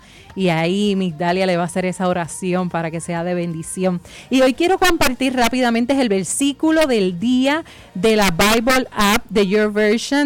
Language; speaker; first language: Spanish; native; Spanish